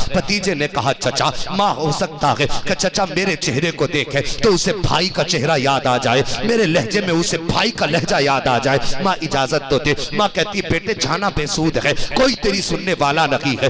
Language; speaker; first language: Urdu; native; Urdu